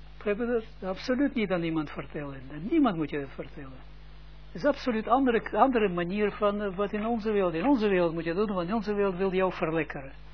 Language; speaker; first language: Dutch; non-native, fluent; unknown